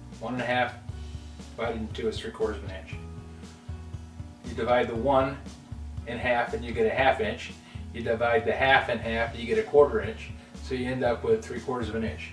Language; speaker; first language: English; native; English